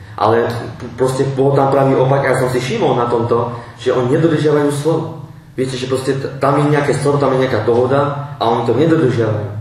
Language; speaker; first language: Slovak; non-native, local second language; Romany